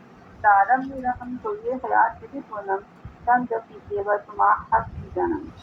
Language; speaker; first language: Persian; non-native, learner; Urdu